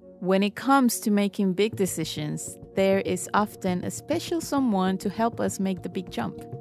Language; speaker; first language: English; native; English